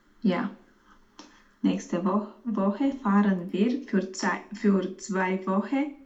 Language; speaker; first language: German; non-native, learner; Romanian